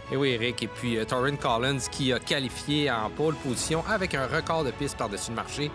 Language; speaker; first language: French; native; French